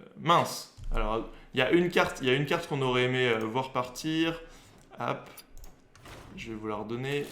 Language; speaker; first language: French; native; French